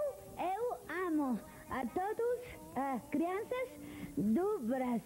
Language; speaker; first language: Portuguese; non-native, learner; Spanish